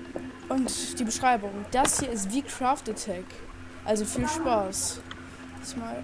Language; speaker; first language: German; early bilingual, other home language; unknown